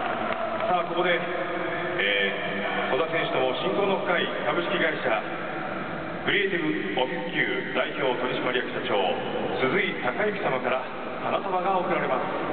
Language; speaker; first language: Japanese; native; Japanese